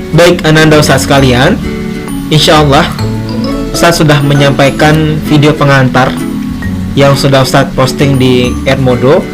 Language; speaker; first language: Indonesian; non-native, local second language; Minangkabau